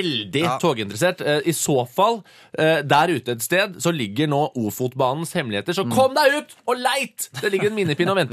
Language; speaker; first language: Norwegian; native; Norwegian